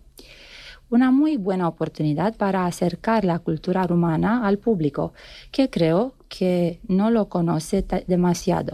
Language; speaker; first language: Spanish; non-native, fluent; Romanian